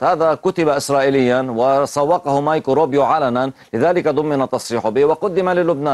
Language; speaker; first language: Arabic; native; Arabic